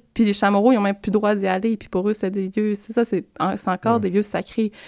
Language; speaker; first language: French; native; French